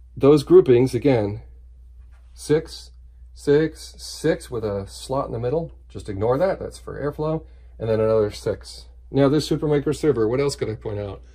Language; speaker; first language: English; native; English